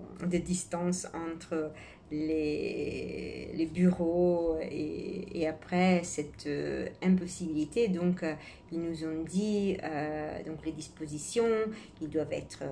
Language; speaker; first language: French; non-native, fluent; Italian